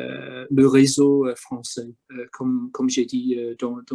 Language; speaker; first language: French; non-native, fluent; English